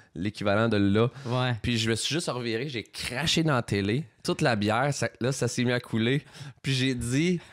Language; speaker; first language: French; native; French